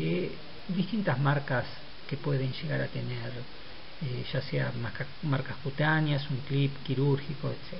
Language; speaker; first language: Spanish; native; Spanish